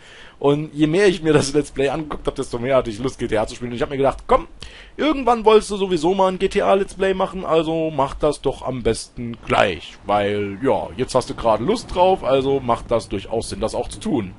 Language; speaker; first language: German; native; German